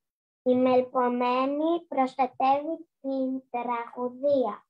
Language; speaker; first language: Greek; non-native, learner; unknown